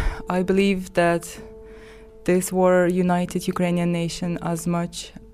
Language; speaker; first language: English; non-native, fluent; Ukrainian